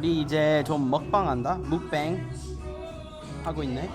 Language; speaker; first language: Korean; non-native, fluent; English